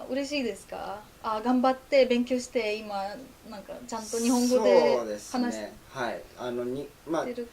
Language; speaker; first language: Japanese; non-native, fluent; Polish